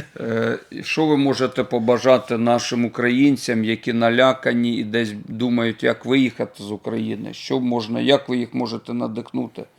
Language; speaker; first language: Ukrainian; native; Ukrainian